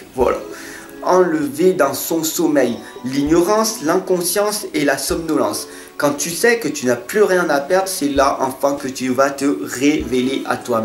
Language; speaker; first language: French; native; French